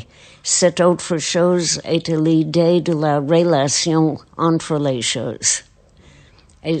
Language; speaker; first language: French; non-native, fluent; English